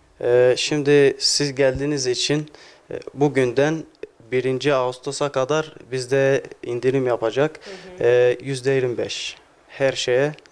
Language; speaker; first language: Turkish; non-native, learner; Arabic